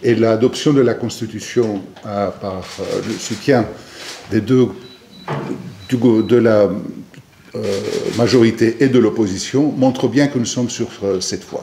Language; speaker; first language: French; non-native, fluent; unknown